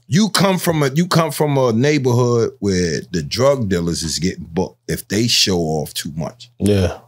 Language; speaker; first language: English; native; English